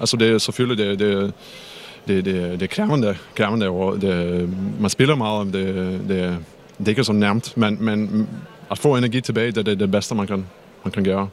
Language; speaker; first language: Danish; non-native, fluent; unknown